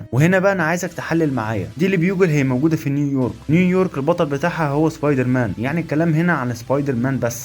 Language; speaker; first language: Arabic; native; Arabic